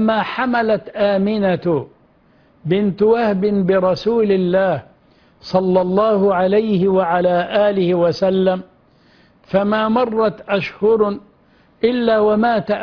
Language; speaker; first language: Arabic; native; Arabic